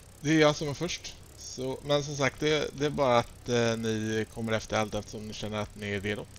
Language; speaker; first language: Swedish; native; Swedish